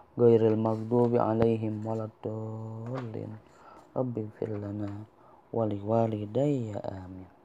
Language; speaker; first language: Arabic; non-native, fluent; Indonesian